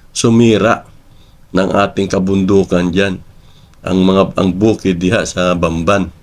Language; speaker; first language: Filipino; native; Filipino